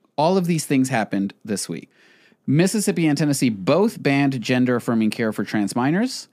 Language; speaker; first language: English; native; English